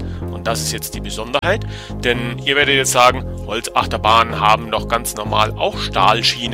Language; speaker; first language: German; native; German